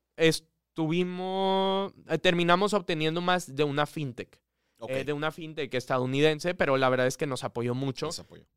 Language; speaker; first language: Spanish; native; Spanish